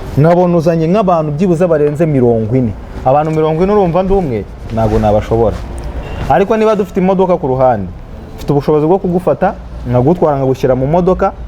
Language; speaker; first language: Kinyarwanda; early bilingual, heritage; Kinyarwanda